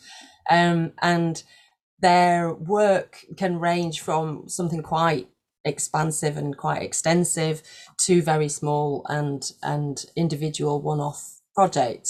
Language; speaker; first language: English; native; English